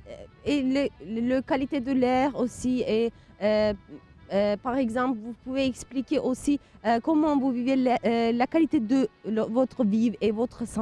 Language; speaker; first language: French; non-native, learner; Turkish